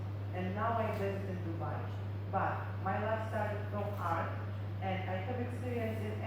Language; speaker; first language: English; non-native, learner; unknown